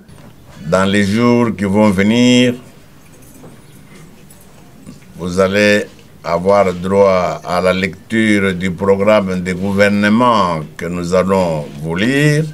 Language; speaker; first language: French; non-native, local second language; Luba-Lulua